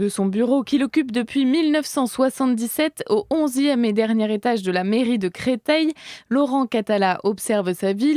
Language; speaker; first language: French; native; French